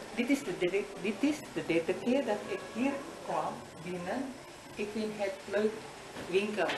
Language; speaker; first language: Dutch; non-native, learner; Indonesian